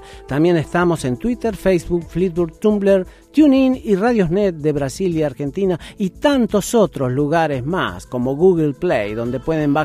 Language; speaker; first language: Spanish; native; Spanish